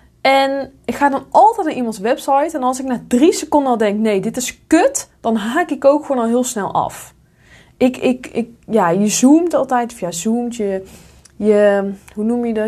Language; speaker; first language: Dutch; native; Dutch